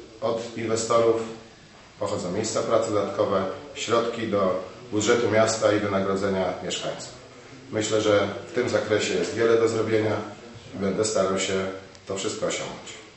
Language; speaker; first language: Polish; native; Polish